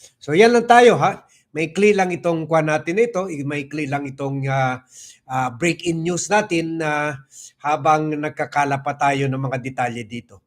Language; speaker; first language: Filipino; native; Filipino